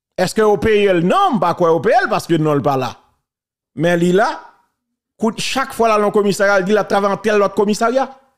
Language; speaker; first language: French; non-native, local second language; Haitian Creole